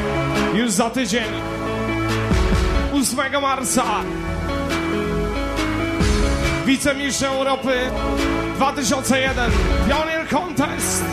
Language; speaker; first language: Polish; native; Polish